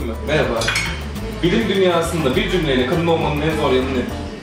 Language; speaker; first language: Turkish; native; Turkish